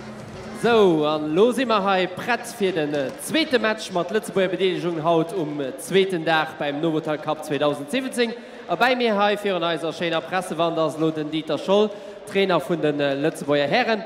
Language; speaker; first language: German; non-native, local second language; Luxembourgish